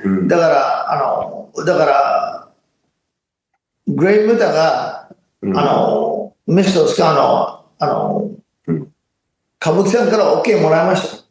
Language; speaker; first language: Japanese; non-native, fluent; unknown